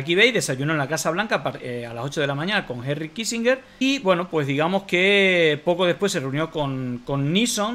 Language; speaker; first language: Spanish; native; Spanish